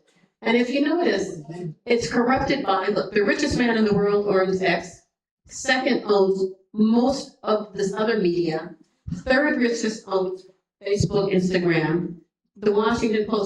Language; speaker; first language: English; non-native, fluent; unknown